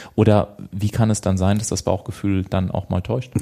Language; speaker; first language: German; native; German